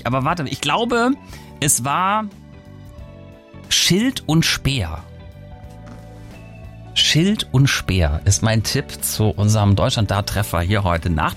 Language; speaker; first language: German; native; German